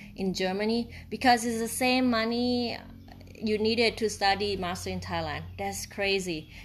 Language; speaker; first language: English; non-native, fluent; Thai